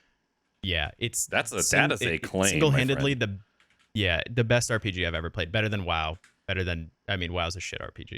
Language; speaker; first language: English; native; English